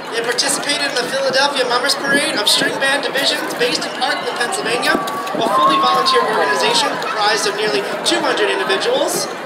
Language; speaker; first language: English; native; English